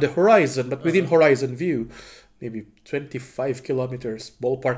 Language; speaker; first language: English; non-native, local second language; Filipino